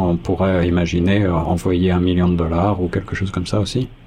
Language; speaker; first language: French; native; French